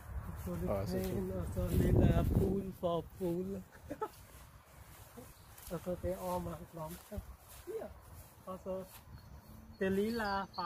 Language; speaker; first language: Danish; non-native, learner; Khmer